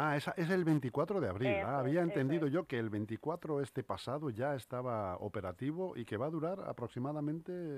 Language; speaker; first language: Spanish; native; Spanish